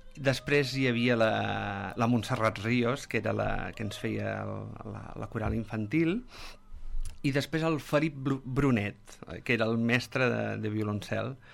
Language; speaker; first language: Catalan; native; Catalan